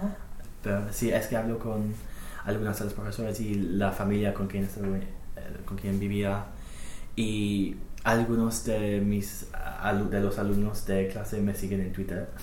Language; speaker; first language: Spanish; non-native, fluent; English